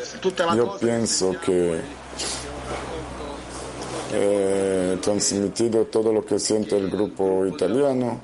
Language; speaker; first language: Italian; non-native, fluent; Spanish